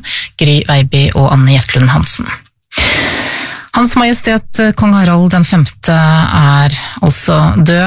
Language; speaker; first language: Norwegian; native; Norwegian